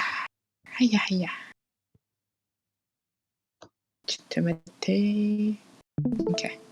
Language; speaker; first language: Japanese; non-native, learner; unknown